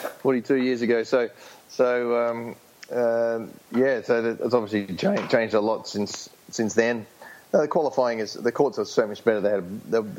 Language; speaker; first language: English; native; English